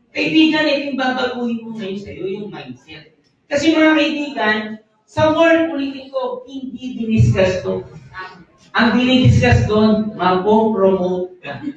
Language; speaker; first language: Filipino; native; Filipino